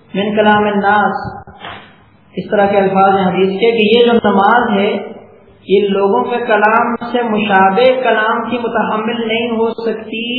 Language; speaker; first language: Urdu; native; Urdu